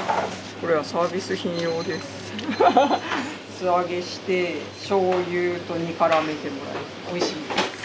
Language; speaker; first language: Japanese; native; Japanese